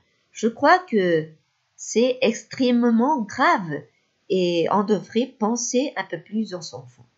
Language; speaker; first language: French; non-native, fluent; Spanish